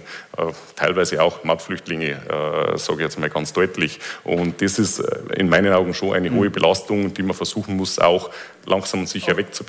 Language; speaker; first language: German; native; German